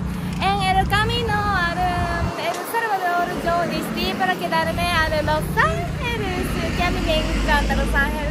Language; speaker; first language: Spanish; non-native, learner; Japanese